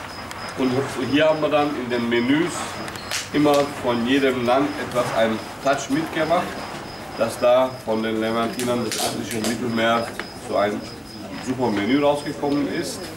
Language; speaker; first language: German; non-native, fluent; Turkish